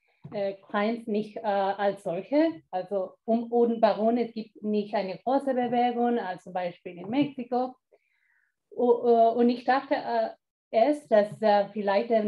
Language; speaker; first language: German; non-native, fluent; Spanish